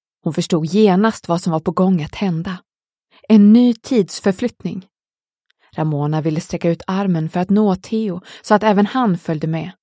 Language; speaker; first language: Swedish; native; Swedish